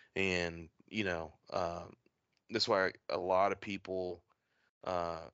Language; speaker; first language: English; native; English